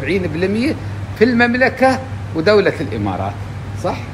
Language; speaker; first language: Arabic; native; Arabic